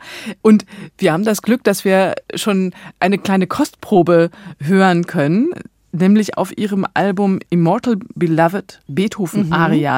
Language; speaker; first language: German; native; German